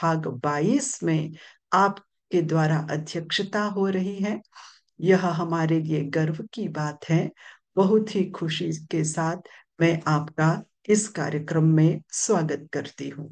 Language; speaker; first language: Hindi; non-native, local second language; Morisyen